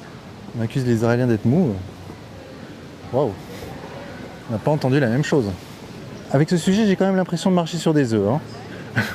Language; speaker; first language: French; native; French